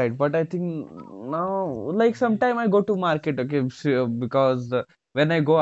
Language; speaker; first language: English; non-native, local second language; Hindi